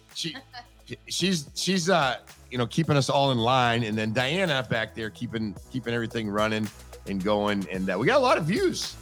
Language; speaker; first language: English; non-native, fluent; Italian